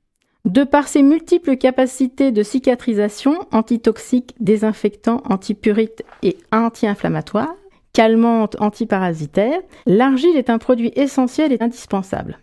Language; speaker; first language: French; native; French